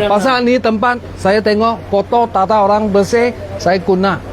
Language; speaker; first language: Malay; non-native, local second language; Cantonese